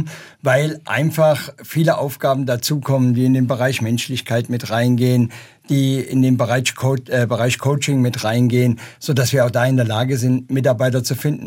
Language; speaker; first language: German; native; German